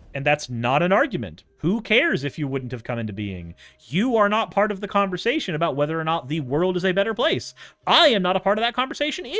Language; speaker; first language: English; native; English